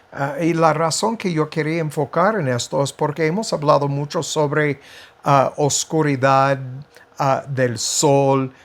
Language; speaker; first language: Spanish; non-native, fluent; English